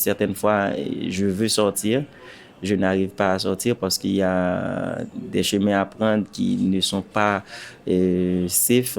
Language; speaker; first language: French; non-native, local second language; Haitian Creole